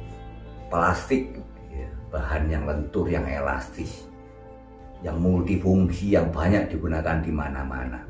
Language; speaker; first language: Indonesian; non-native, local second language; Javanese